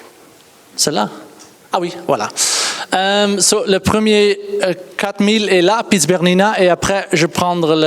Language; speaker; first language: French; non-native, learner; Dutch